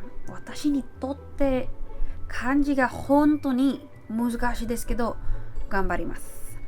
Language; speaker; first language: Japanese; non-native, learner; Filipino